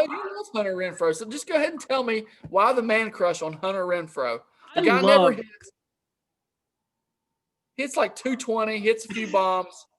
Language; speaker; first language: English; native; English